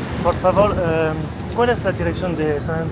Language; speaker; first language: Spanish; non-native, learner; French